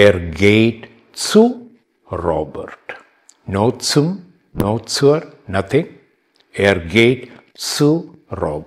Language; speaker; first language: German; non-native, fluent; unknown